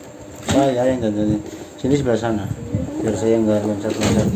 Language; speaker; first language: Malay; non-native, local second language; Javanese